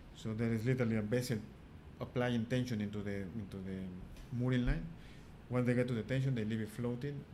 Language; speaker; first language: English; non-native, fluent; Spanish